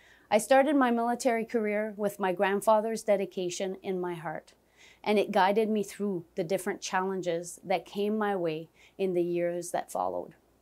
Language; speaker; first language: English; non-native, local second language; French